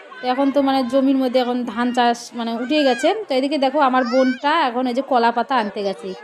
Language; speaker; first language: Bangla; non-native, local second language; Rangpuri